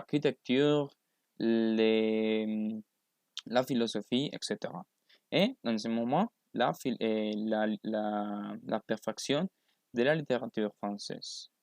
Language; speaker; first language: French; non-native, learner; Spanish